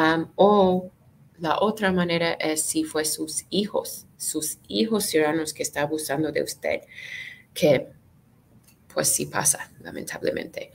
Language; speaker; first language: Spanish; non-native, fluent; English